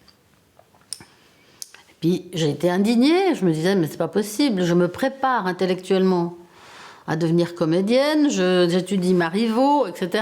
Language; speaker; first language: French; early bilingual, other home language; Italian